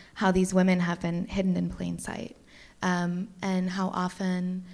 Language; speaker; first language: English; native; English